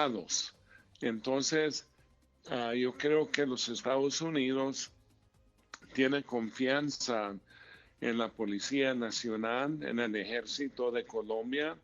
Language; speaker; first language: Spanish; early bilingual, heritage; Spanish